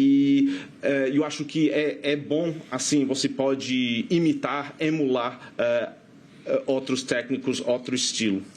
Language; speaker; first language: Portuguese; non-native, fluent; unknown